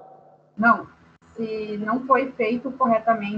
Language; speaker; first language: Spanish; non-native, learner; Portuguese